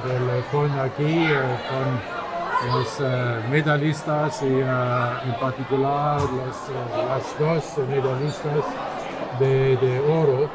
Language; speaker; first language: Spanish; non-native, learner; German